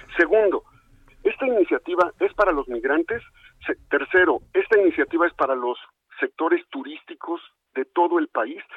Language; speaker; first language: Spanish; native; Spanish